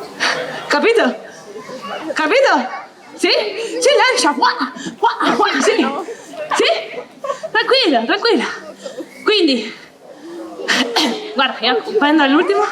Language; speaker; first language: Italian; non-native, learner; Spanish